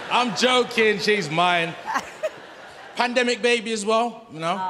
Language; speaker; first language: English; native; English